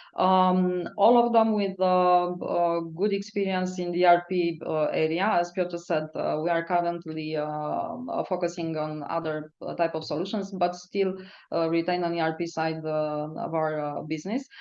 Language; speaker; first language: English; non-native, fluent; Romanian